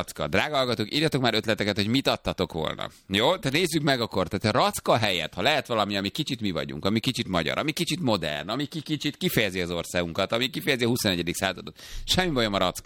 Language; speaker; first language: Hungarian; native; Hungarian